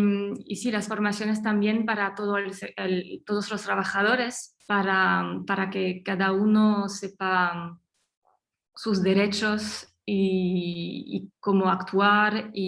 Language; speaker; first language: Spanish; non-native, fluent; French